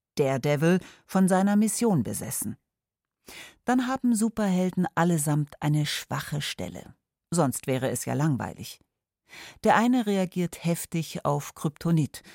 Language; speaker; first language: German; native; German